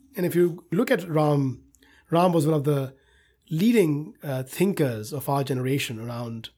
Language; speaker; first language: English; non-native, local second language; Hindi